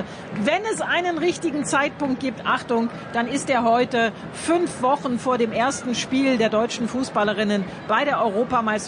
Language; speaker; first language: German; native; German